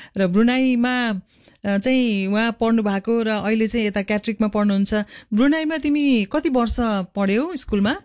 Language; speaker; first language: Nepali; native; Nepali